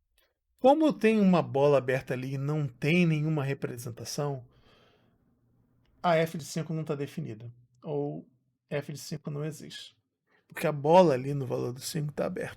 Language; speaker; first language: Portuguese; native; Portuguese